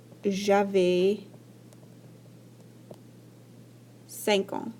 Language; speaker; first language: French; non-native, fluent; English